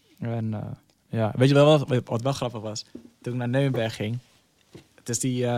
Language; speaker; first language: Dutch; early bilingual, other home language; Somali